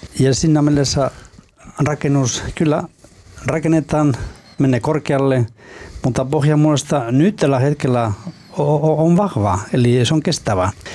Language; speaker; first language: Finnish; non-native, fluent; Spanish